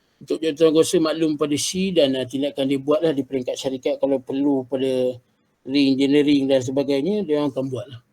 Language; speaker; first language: Malay; native; Malay